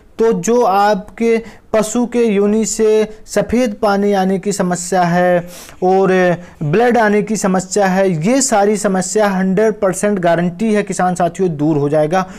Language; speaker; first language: Hindi; native; Hindi